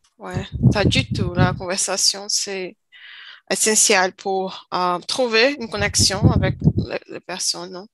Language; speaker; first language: French; non-native, learner; Portuguese